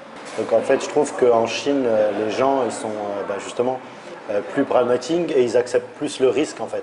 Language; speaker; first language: French; early bilingual, other home language; Arabic